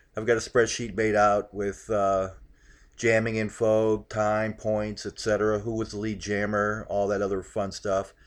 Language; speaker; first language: English; native; English